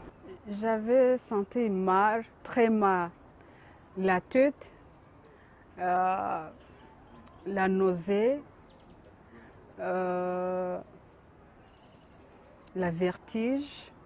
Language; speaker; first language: French; non-native, local second language; Kinyarwanda